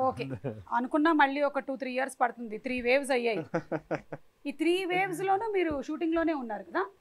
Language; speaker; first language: Telugu; native; Telugu